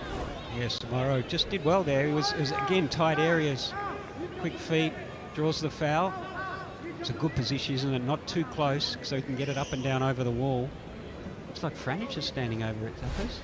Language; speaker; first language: English; native; English